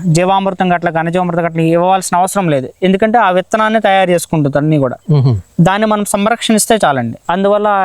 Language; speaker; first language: Telugu; native; Telugu